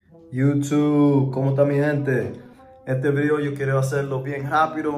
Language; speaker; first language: Spanish; early bilingual, heritage; English